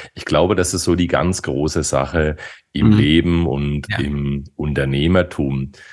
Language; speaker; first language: German; native; German